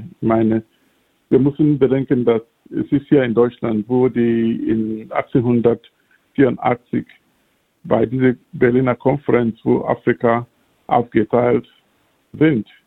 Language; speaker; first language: German; non-native, fluent; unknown